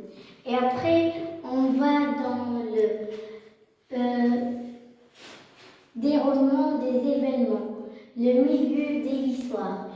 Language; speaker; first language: French; non-native, learner; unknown